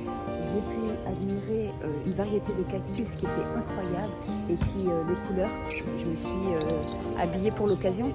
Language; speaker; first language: French; native; French